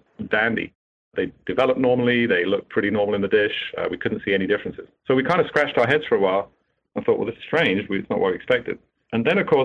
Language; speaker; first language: English; native; English